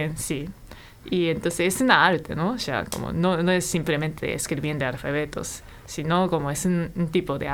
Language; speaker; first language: Spanish; non-native, fluent; Japanese